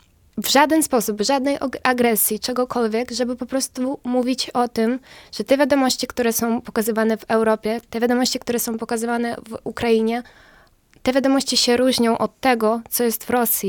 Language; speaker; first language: Polish; non-native, fluent; Ukrainian